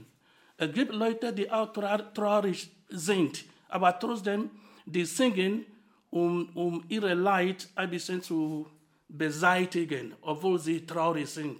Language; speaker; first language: German; non-native, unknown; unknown